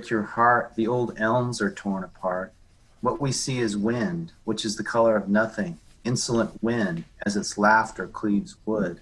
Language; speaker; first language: English; native; English